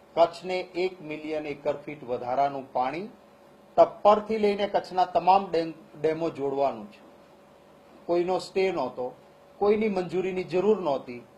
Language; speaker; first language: Gujarati; non-native, local second language; Kachhi